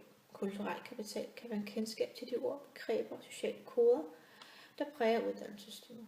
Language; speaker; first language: Danish; native; Danish